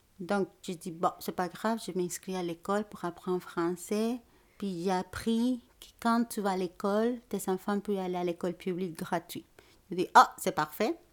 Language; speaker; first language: French; non-native, fluent; Spanish